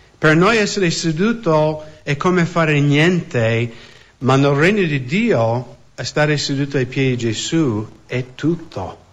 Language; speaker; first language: Italian; non-native, fluent; English